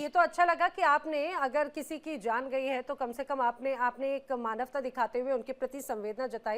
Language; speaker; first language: Hindi; native; Hindi